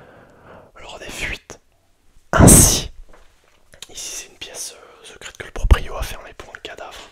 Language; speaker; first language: French; native; French